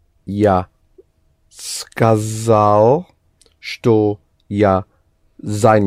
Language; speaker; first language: Russian; non-native, learner; English